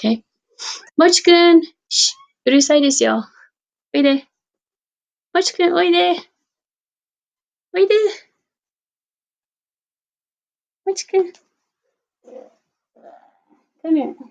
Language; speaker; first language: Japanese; non-native, fluent; English